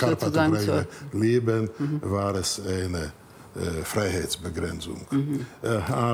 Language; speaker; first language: German; non-native, fluent; Hungarian